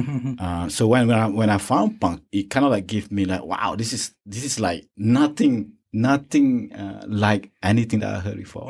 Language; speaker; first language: English; non-native, local second language; Malay